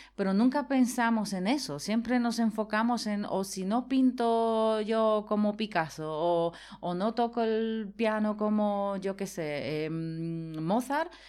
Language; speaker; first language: Spanish; non-native, fluent; Polish